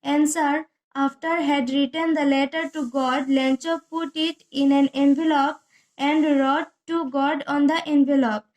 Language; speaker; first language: English; non-native, local second language; Assamese